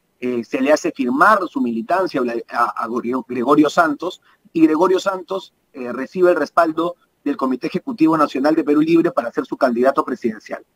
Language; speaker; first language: Spanish; native; Spanish